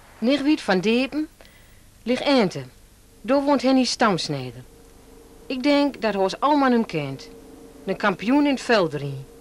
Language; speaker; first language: Dutch; native; Dutch